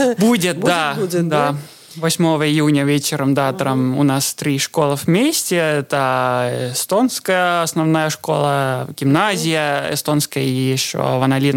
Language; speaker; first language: Russian; non-native, learner; Estonian